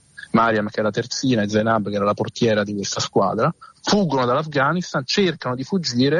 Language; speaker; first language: Italian; native; Italian